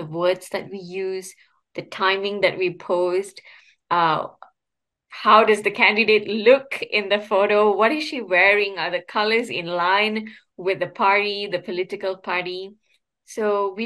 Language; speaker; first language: English; non-native, local second language; Tamil